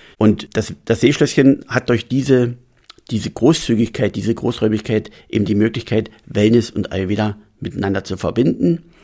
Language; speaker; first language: German; native; German